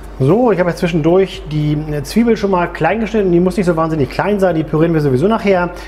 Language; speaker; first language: German; native; German